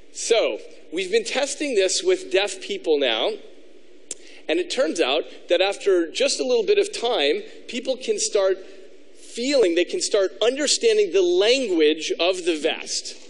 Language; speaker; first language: English; native; English